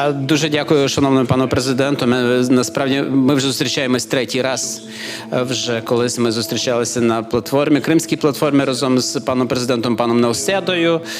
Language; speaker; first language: Ukrainian; non-native, fluent; Lithuanian